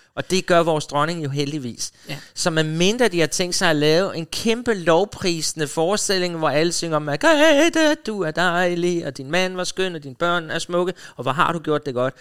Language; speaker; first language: Danish; native; Danish